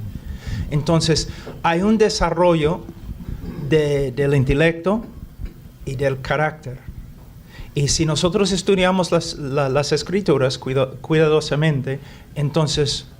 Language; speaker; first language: Spanish; non-native, fluent; English